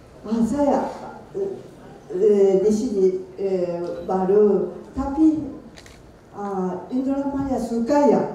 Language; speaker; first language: Indonesian; non-native, learner; Japanese